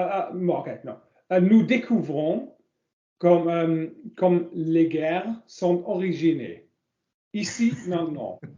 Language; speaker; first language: French; non-native, learner; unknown